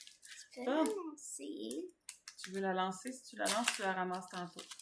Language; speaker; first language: French; native; French